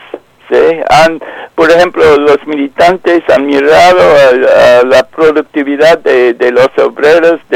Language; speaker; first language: Spanish; non-native, fluent; English